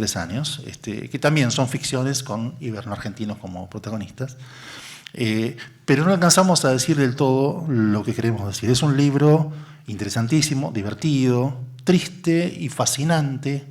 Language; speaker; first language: Spanish; native; Spanish